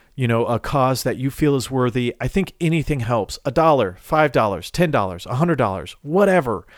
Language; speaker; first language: English; native; English